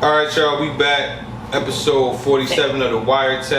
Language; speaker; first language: English; native; English